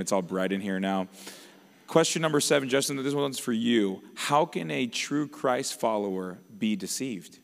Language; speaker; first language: English; native; English